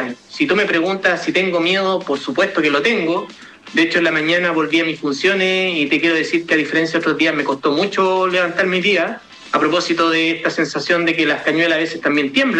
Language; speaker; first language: Spanish; native; Spanish